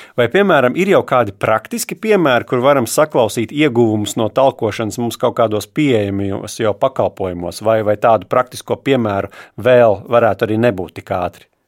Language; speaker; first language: Latvian; native; Latvian